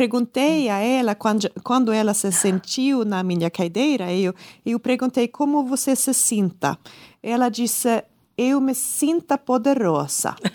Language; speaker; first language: Portuguese; non-native, learner; Swedish